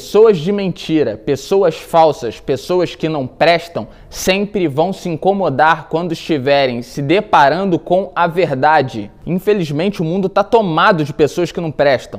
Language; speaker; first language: Portuguese; native; Portuguese